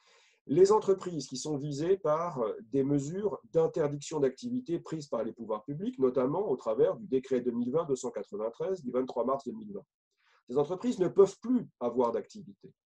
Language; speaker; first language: French; native; French